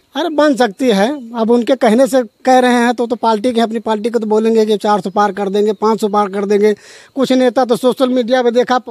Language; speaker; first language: Hindi; native; Hindi